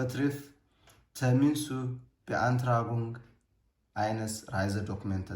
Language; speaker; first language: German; non-native, learner; Amharic